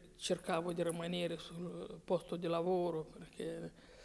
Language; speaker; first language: Italian; non-native, fluent; Romanian